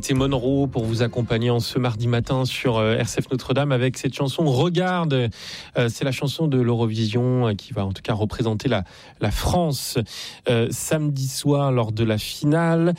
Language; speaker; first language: French; native; French